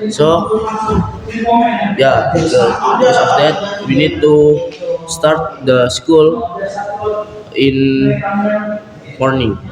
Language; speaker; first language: English; non-native, learner; Indonesian